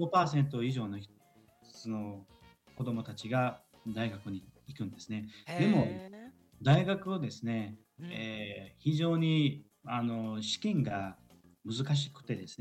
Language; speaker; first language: Japanese; non-native, fluent; Uzbek